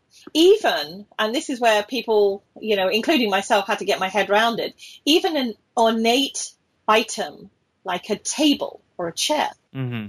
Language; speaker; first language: English; native; English